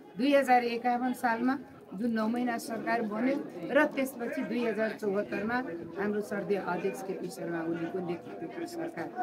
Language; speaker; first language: Nepali; non-native, local second language; Maithili